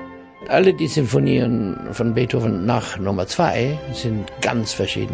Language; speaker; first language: German; non-native, learner; English